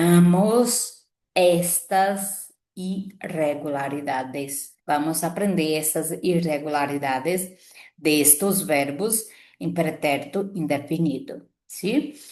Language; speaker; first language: Spanish; non-native, fluent; Portuguese